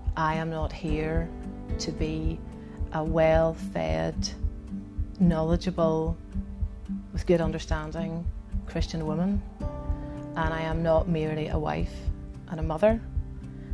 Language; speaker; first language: English; native; English